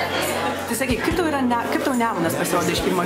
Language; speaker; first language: Lithuanian; native; Lithuanian